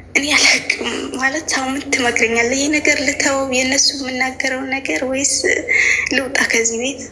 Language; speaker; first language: Amharic; native; Amharic